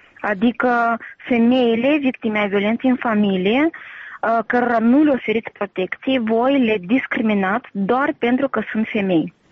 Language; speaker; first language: Romanian; native; Romanian